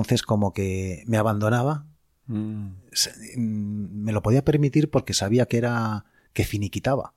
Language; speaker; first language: Spanish; native; Spanish